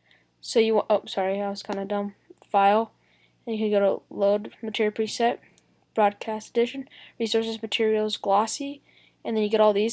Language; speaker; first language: English; native; English